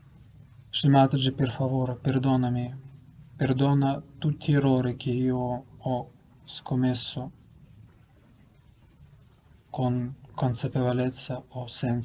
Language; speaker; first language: Italian; non-native, learner; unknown